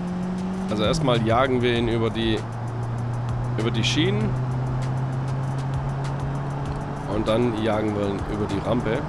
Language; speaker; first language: German; native; German